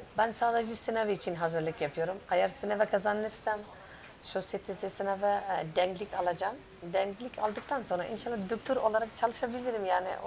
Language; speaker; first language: Turkish; non-native, learner; Persian